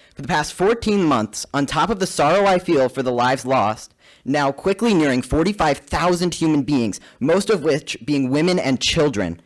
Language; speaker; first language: English; native; English